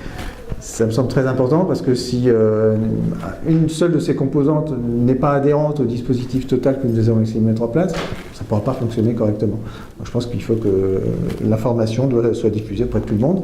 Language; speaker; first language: French; native; French